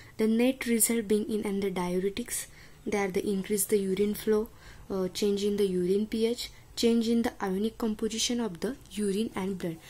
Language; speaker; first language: English; non-native, local second language; Marathi